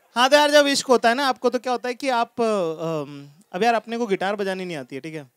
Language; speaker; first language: Hindi; native; Hindi